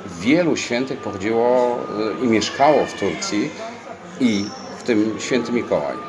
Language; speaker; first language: Polish; native; Polish